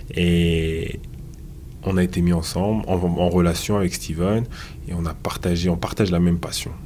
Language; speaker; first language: French; native; French